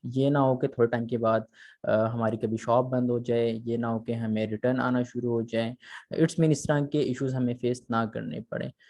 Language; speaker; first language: Urdu; native; Urdu